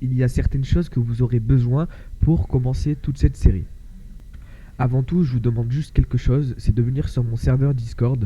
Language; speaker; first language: French; native; French